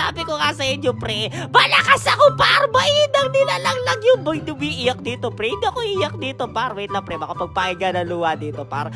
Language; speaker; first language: Filipino; native; Filipino